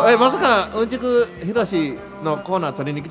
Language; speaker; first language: Japanese; native; Japanese